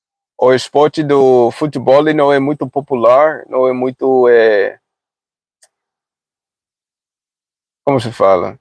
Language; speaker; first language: Portuguese; non-native, fluent; English